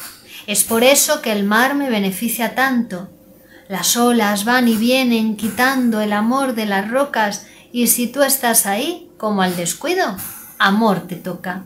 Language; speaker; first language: Spanish; native; Spanish